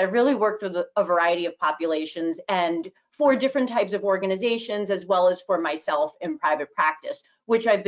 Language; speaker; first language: English; native; English